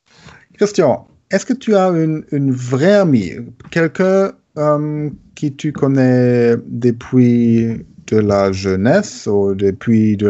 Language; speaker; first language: French; non-native, learner; German